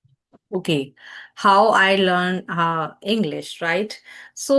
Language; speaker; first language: English; non-native, learner; Hindi